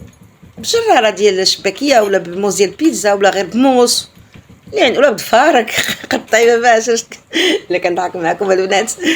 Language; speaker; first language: Arabic; native; Arabic